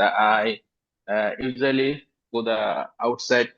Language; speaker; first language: English; non-native, learner; Bangla